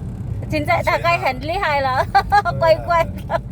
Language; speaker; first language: Chinese; non-native, learner; Filipino